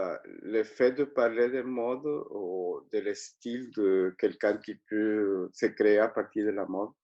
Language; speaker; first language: French; non-native, fluent; Spanish